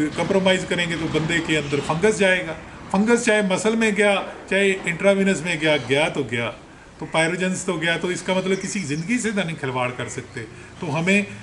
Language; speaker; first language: Hindi; non-native, local second language; Punjabi